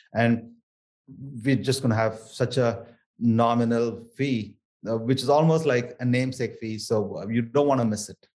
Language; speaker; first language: English; non-native, local second language; Tamil